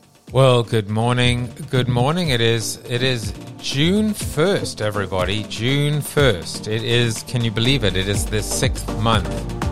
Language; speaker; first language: English; native; English